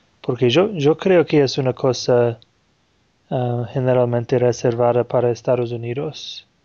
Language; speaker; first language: Spanish; non-native, fluent; Portuguese